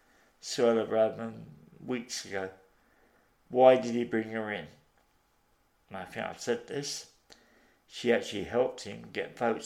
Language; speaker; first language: English; native; English